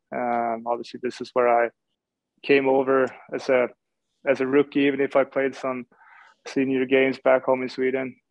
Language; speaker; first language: English; non-native, fluent; Swedish